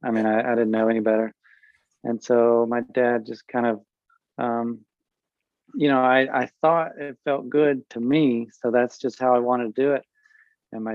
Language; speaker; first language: English; native; English